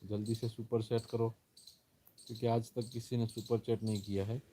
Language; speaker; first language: Hindi; non-native, local second language; Gujarati